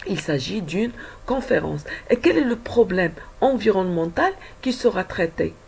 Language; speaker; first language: French; non-native, local second language; Arabic